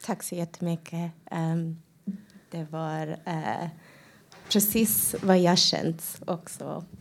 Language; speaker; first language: Swedish; non-native, learner; English